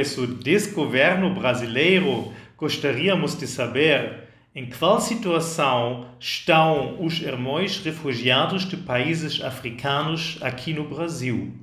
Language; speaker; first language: Portuguese; non-native, fluent; German